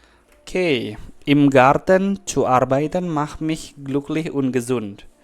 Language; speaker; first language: German; non-native, fluent; Indonesian